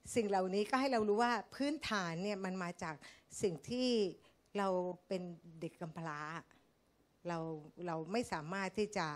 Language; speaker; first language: Thai; native; Thai